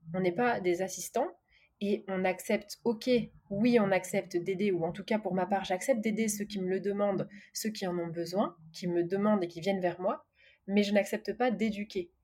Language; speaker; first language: French; native; French